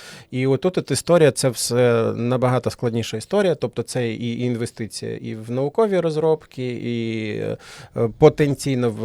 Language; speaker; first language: Ukrainian; native; Ukrainian